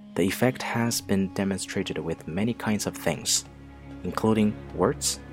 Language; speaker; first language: English; non-native, fluent; Chinese